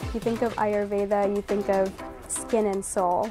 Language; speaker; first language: English; native; English